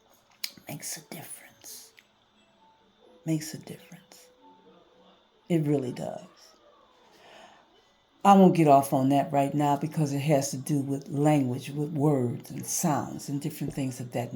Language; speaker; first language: English; native; English